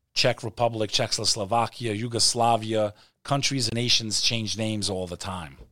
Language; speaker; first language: English; native; English